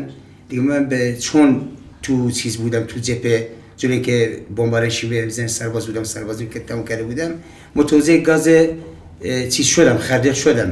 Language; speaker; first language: Persian; native; Persian